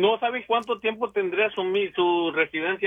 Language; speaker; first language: Spanish; early bilingual, heritage; Spanish